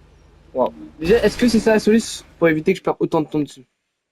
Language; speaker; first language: French; native; French